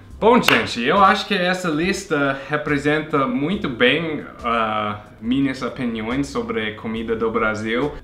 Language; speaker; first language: Portuguese; non-native, fluent; English